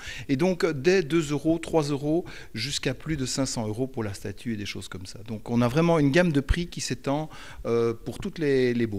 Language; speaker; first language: French; native; French